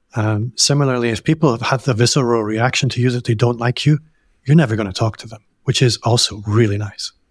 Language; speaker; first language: English; native; English